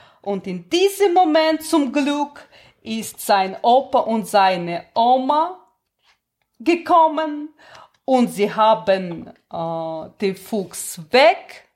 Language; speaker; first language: German; non-native, learner; Russian